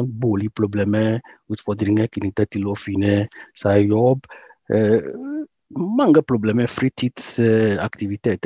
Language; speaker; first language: Norwegian; non-native, fluent; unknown